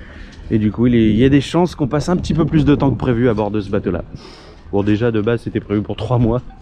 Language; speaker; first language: French; native; French